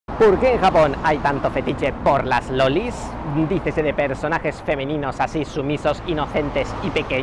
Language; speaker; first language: Spanish; native; Spanish